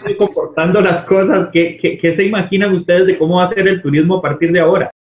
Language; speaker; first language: Spanish; native; Spanish